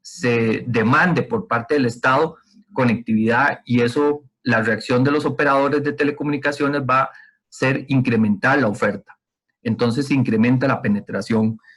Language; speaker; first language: Spanish; native; Spanish